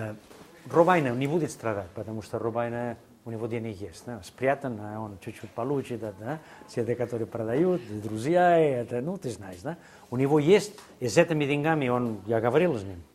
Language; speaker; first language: Russian; non-native, fluent; Spanish